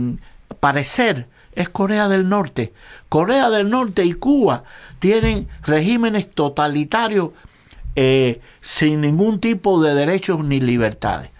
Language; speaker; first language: Spanish; native; Spanish